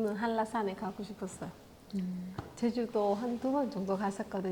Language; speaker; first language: Korean; non-native, fluent; Vietnamese